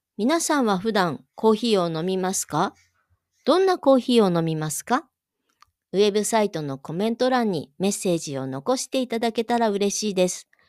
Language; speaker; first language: Japanese; native; Japanese